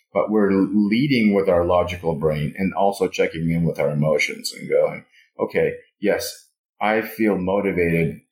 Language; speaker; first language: English; non-native, fluent; Russian